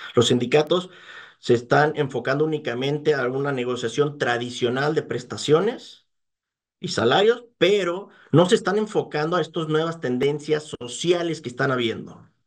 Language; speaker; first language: Spanish; native; Spanish